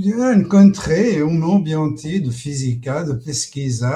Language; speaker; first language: Portuguese; non-native, fluent; French